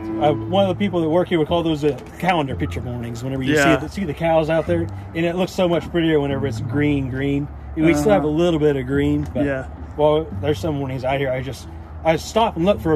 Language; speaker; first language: English; native; English